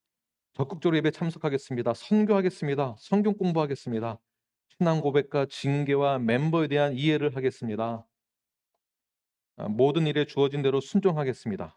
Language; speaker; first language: Korean; native; Korean